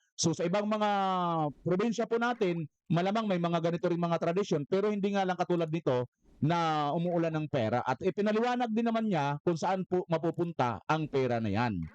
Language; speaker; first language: Filipino; non-native, local second language; Waray